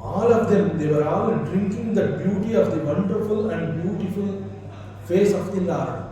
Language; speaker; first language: English; non-native, local second language; Kannada